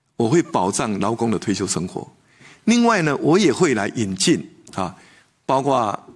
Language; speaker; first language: Chinese; native; Chinese